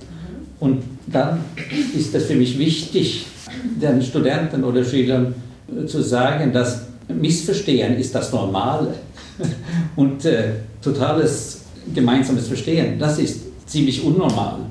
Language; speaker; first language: German; non-native, fluent; Swedish